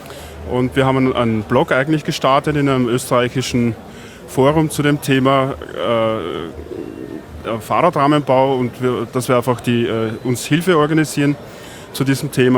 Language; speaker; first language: German; native; German